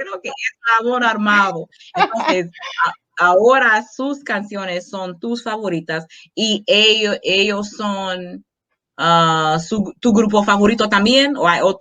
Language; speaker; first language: Spanish; non-native, fluent; English